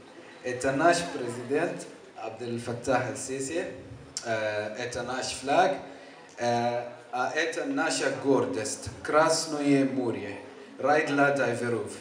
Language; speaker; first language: Russian; non-native, learner; Arabic